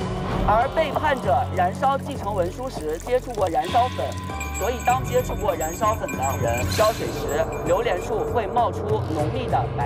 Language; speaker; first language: Chinese; native; Chinese